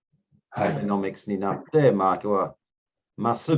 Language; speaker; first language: Japanese; non-native, learner; English